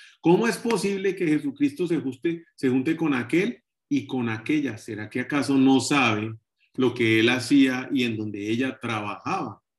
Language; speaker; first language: Spanish; native; Spanish